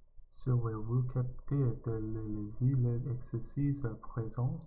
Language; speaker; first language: French; non-native, learner; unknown